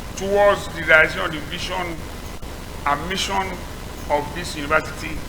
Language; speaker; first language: English; non-native, local second language; Yoruba